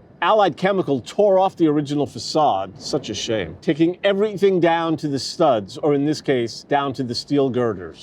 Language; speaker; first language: English; native; English